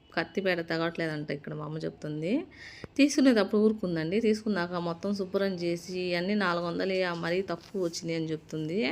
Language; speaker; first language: Telugu; native; Telugu